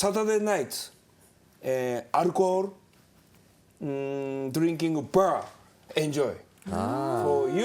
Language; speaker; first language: English; non-native, learner; Japanese